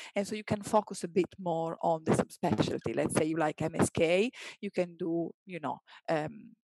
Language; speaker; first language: English; non-native, fluent; Italian